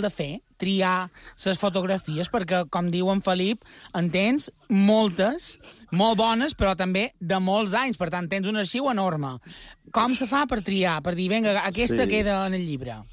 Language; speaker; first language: Catalan; native; Catalan